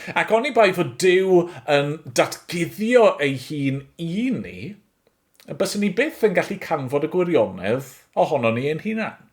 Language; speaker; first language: Welsh; native; Welsh